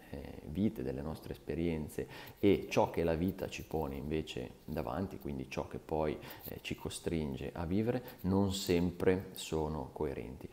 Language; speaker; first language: Italian; native; Italian